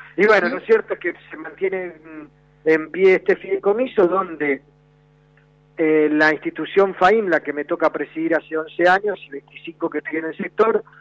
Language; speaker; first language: Spanish; native; Spanish